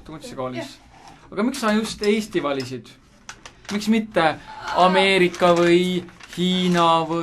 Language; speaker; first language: Estonian; native; Estonian